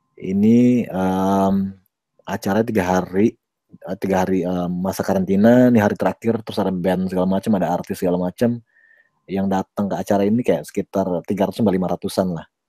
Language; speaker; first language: Indonesian; native; Indonesian